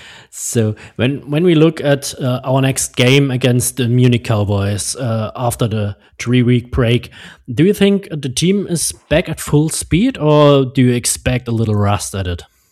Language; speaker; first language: English; non-native, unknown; German